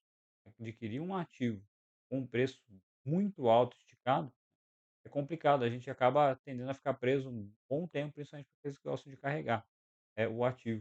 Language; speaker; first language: Portuguese; native; Portuguese